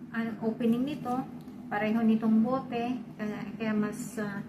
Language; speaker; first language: Filipino; native; Filipino